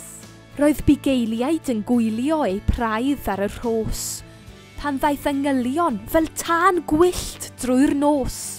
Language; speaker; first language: Welsh; native; Welsh